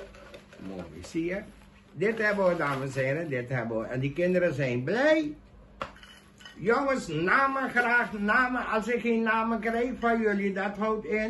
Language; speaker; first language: Dutch; non-native, local second language; Caribbean Hindustani